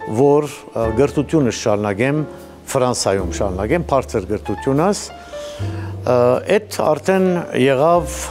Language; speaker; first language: Armenian; early bilingual, heritage; Armenian